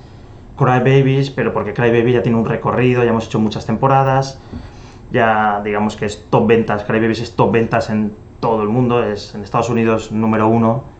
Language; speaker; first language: Spanish; native; Spanish